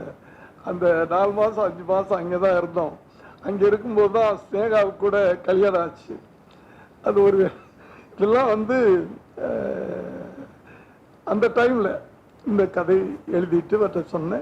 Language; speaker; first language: Tamil; native; Tamil